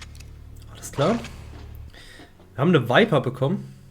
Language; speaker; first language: German; native; German